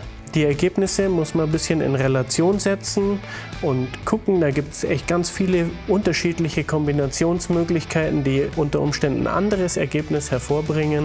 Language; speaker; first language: German; native; German